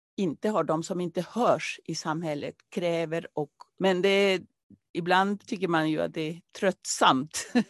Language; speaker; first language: Swedish; non-native, fluent; Spanish